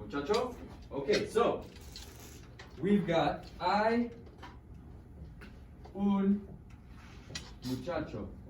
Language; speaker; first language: Spanish; non-native, fluent; English